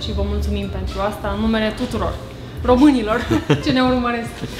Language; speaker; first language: Romanian; native; Romanian